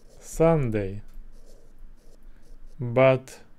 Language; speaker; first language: English; non-native, learner; Russian